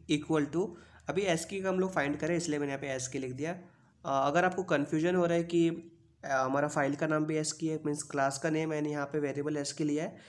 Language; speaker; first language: Hindi; native; Hindi